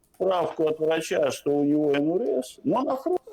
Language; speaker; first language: Russian; native; Russian